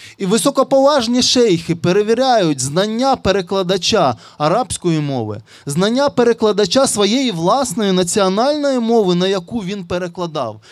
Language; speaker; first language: Ukrainian; non-native, local second language; Russian